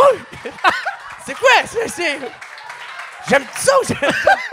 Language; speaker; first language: French; native; French